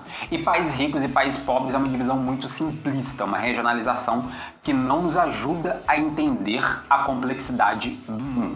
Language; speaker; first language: Portuguese; native; Portuguese